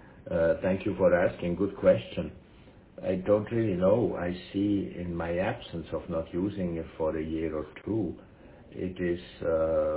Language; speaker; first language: English; non-native, fluent; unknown